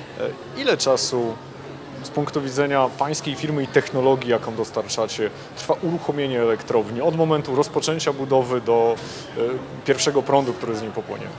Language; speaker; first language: Polish; native; Polish